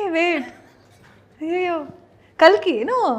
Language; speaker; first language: Telugu; non-native, learner; Kannada